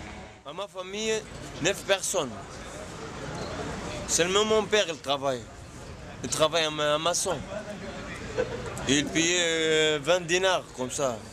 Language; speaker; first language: French; non-native, learner; Arabic